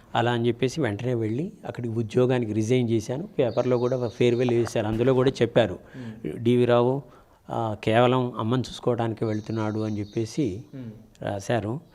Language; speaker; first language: Telugu; native; Telugu